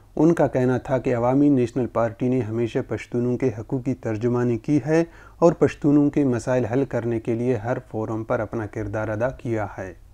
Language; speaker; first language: Urdu; non-native, local second language; Baluchi